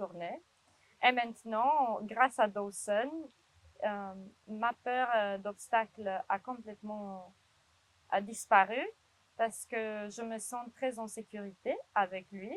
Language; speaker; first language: French; non-native, fluent; Romanian